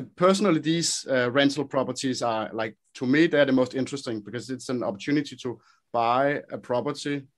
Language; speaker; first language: English; non-native, fluent; Danish